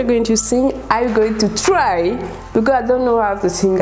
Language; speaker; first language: English; non-native, local second language; French